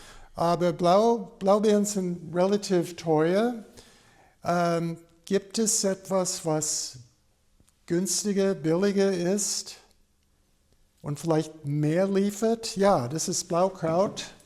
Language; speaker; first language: German; non-native, fluent; English